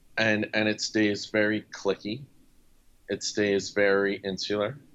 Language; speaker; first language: English; native; English